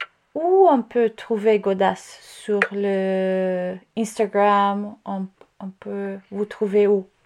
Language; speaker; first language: French; non-native, learner; Italian